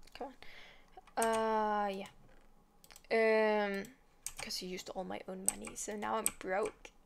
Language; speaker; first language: English; non-native, fluent; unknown